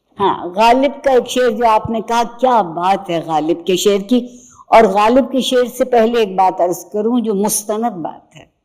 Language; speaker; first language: Urdu; native; Urdu